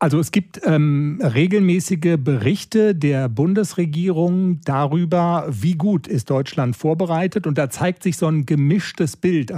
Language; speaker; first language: German; native; German